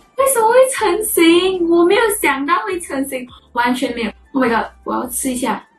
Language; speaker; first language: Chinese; native; Chinese